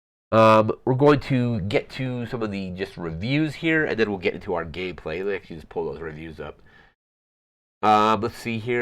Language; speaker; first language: English; native; English